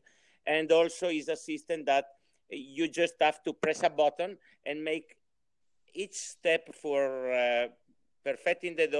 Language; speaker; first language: English; non-native, learner; Italian